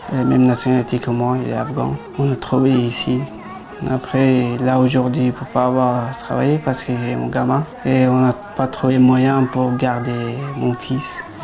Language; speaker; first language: French; non-native, learner; Persian